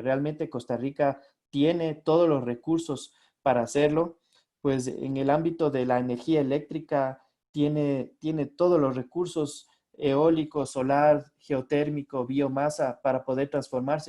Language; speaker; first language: Spanish; native; Spanish